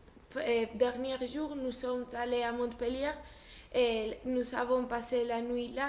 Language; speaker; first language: French; non-native, learner; Spanish